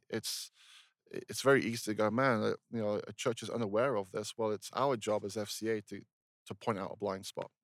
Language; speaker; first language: English; native; English